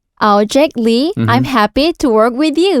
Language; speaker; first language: English; non-native, learner; Korean